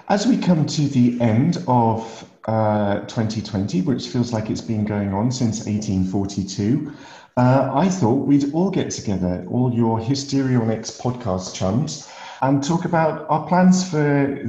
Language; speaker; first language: English; native; English